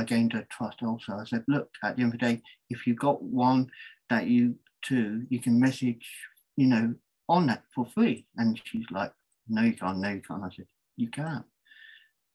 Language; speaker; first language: English; native; English